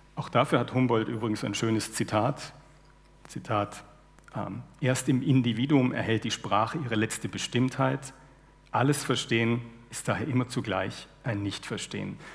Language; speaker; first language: German; native; German